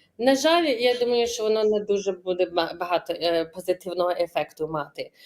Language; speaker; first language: Ukrainian; early bilingual, heritage; Ukrainian